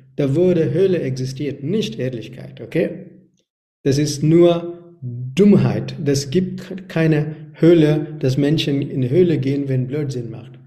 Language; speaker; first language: German; non-native, learner; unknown